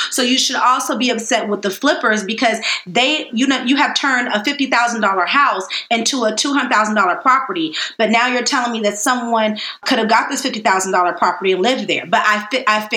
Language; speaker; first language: English; native; English